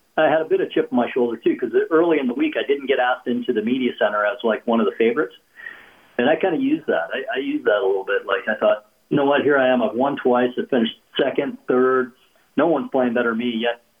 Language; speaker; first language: English; native; English